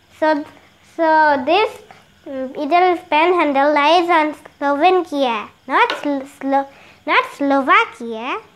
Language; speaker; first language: English; non-native, local second language; Bangla